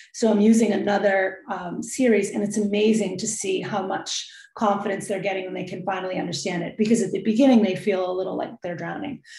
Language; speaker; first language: English; native; English